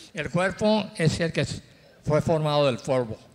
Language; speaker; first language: Spanish; native; Spanish